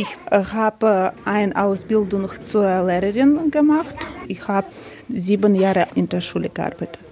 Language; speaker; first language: German; non-native, learner; Ukrainian